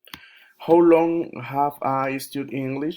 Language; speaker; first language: English; non-native, learner; Spanish